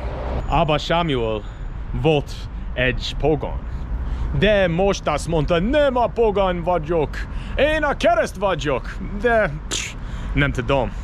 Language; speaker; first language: Hungarian; non-native, learner; English